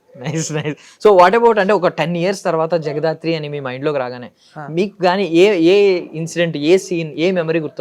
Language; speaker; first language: Telugu; native; Telugu